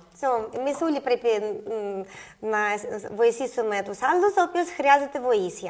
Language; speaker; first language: Greek; non-native, learner; Russian